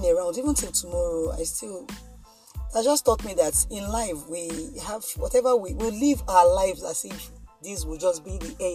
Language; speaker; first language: English; non-native, local second language; Yoruba